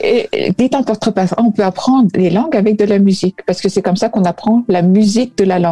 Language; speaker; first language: French; native; French